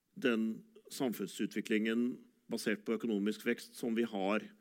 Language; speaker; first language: Norwegian; native; Norwegian